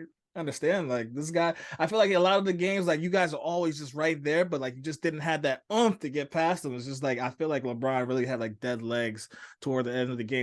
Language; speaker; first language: English; native; English